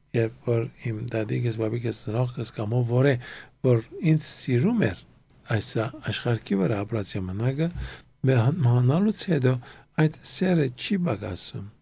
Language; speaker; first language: Armenian; early bilingual, heritage; Armenian